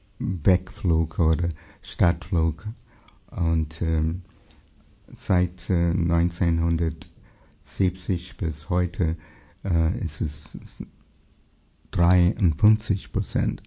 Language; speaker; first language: German; non-native, fluent; English